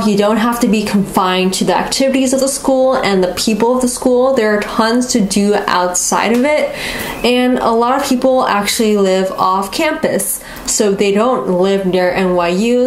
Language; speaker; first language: English; native; English